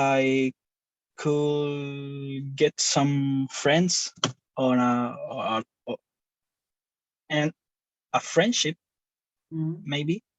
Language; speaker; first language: English; non-native, learner; Spanish